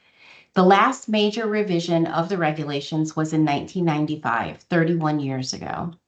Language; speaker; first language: English; native; English